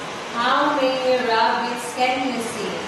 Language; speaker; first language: English; non-native, fluent; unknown